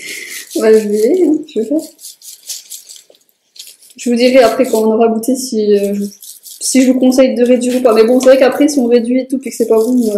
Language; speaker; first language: French; native; French